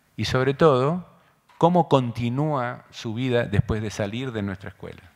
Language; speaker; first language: Spanish; native; Spanish